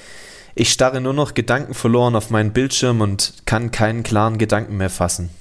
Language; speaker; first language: German; native; German